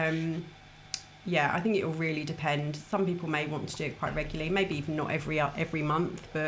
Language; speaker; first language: English; native; English